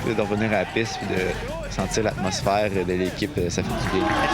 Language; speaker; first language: French; native; French